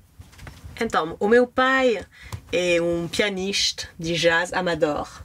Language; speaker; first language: Portuguese; non-native, fluent; French